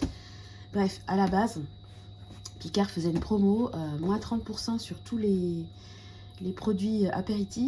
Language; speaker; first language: French; native; French